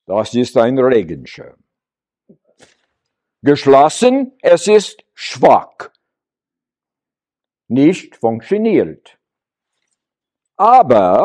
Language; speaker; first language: German; non-native, learner; English